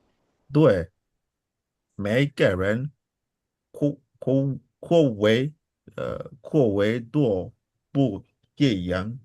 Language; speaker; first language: Chinese; non-native, learner; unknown